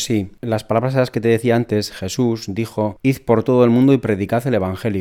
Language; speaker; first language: Spanish; native; Spanish